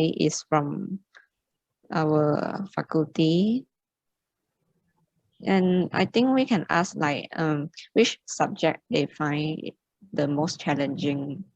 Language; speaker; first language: English; non-native, local second language; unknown